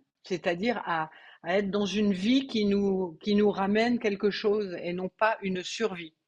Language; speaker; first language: French; native; French